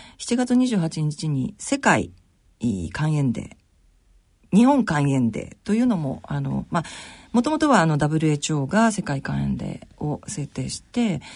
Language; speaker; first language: Japanese; native; Japanese